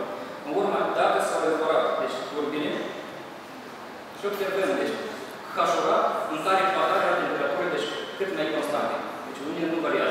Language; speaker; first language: Romanian; native; Romanian